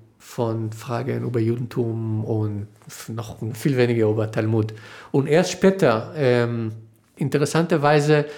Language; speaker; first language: German; non-native, fluent; Hebrew